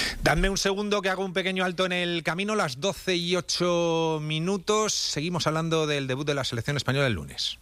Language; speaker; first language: Spanish; native; Spanish